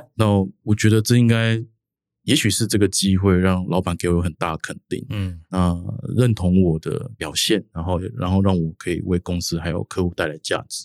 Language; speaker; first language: Chinese; native; Chinese